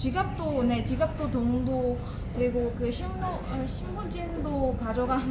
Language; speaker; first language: Korean; non-native, learner; Burmese